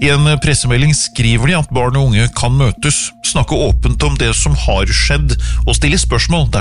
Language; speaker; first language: Norwegian; native; Norwegian